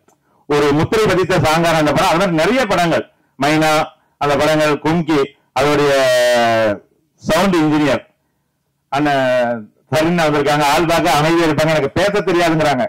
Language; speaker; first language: Tamil; native; Tamil